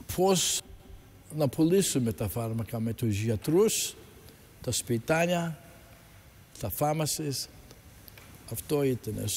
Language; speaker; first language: Greek; early bilingual, heritage; Greek